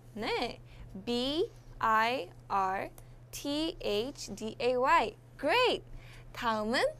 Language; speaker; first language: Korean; early bilingual, heritage; Korean